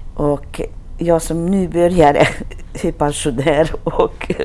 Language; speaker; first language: Swedish; non-native, fluent; Hungarian